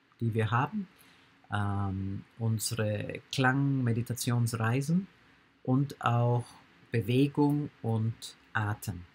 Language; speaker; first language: German; non-native, fluent; English